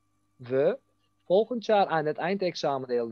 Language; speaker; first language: Dutch; non-native, fluent; Turkish